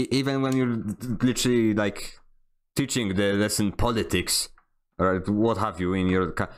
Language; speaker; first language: English; non-native, fluent; Polish